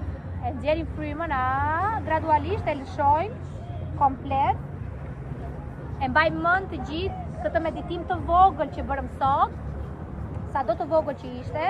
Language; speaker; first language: Albanian; native; Albanian